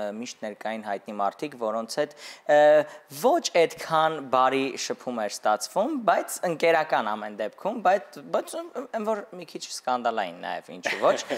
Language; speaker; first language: Armenian; native; Armenian